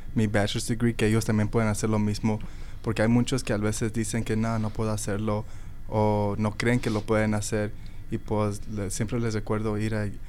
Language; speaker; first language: Spanish; early bilingual, heritage; Spanish